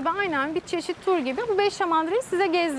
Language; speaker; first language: Turkish; native; Turkish